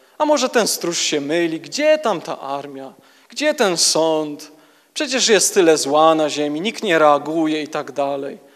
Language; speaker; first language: Polish; native; Polish